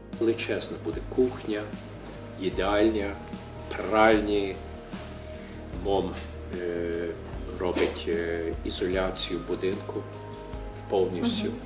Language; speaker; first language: Ukrainian; early bilingual, heritage; Ukrainian